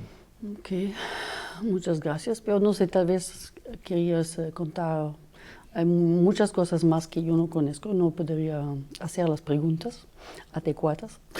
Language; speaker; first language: Spanish; non-native, fluent; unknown